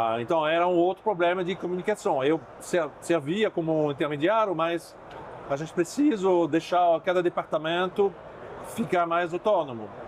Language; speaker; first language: Portuguese; non-native, fluent; French